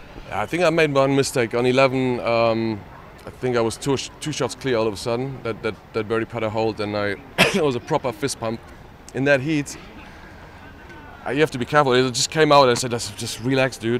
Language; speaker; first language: English; non-native, fluent; German